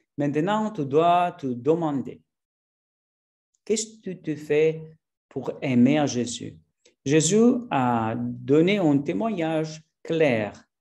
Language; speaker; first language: French; non-native, learner; Spanish